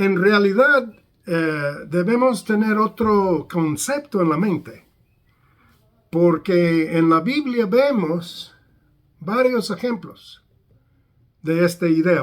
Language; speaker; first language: Spanish; non-native, fluent; English